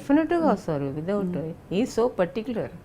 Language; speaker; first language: Telugu; non-native, local second language; Tamil